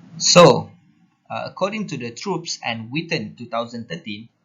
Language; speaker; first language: English; non-native, local second language; Malay